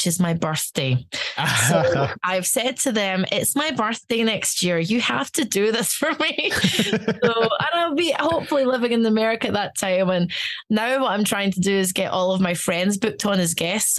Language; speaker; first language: English; native; English